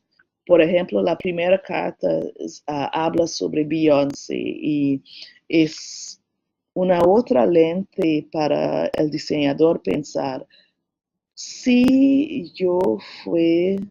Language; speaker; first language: Spanish; non-native, learner; English